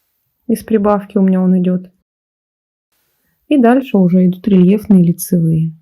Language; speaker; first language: Russian; native; Russian